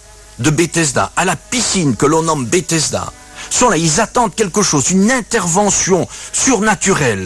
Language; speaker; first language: French; native; French